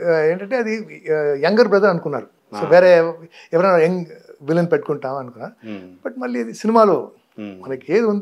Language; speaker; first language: Telugu; non-native, fluent; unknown